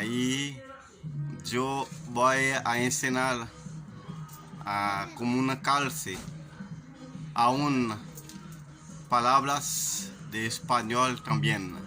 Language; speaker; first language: Portuguese; non-native, learner; Haitian Creole